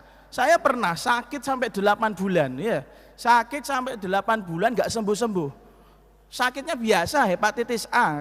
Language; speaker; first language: Indonesian; non-native, local second language; Javanese